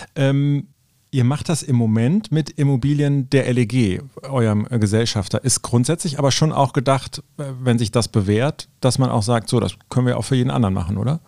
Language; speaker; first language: German; native; German